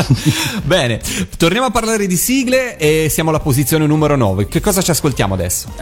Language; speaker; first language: Italian; native; Italian